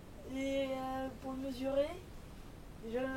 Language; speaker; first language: French; native; French